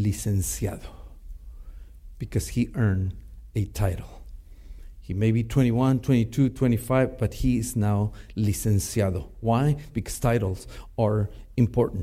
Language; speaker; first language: English; non-native, fluent; Spanish